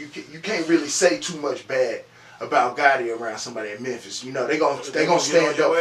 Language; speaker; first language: English; native; English